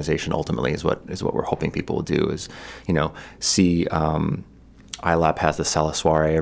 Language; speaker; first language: English; native; English